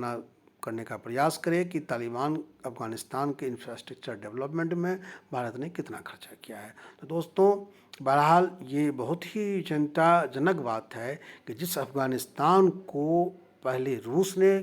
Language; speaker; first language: Hindi; native; Hindi